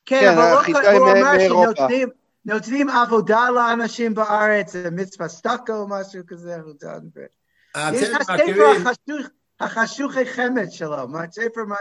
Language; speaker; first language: Hebrew; non-native, fluent; English